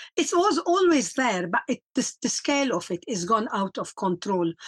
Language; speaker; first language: English; non-native, fluent; Arabic